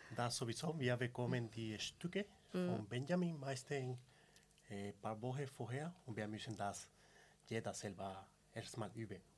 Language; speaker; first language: German; non-native, fluent; Spanish